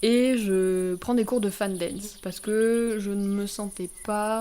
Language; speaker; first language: French; native; French